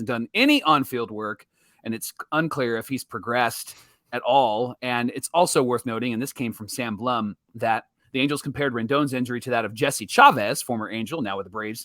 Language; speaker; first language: English; native; English